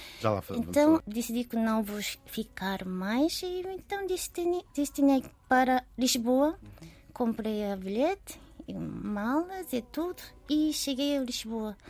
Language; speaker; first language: Portuguese; non-native, learner; Japanese